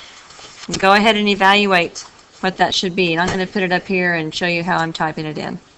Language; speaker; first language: English; native; English